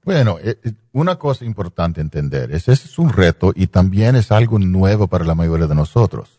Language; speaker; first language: Spanish; non-native, fluent; English